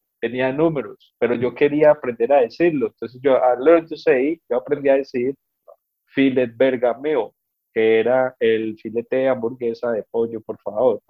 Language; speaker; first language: Spanish; native; Spanish